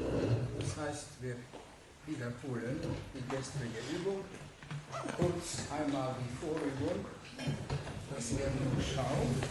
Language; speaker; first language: German; non-native, fluent; Hungarian